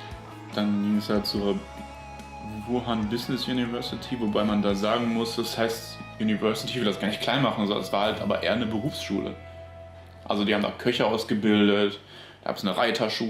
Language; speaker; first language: German; native; German